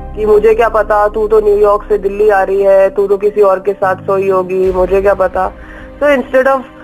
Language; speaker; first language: Hindi; native; Hindi